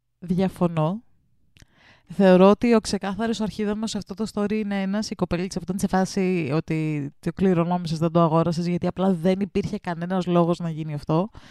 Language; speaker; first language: Greek; native; Greek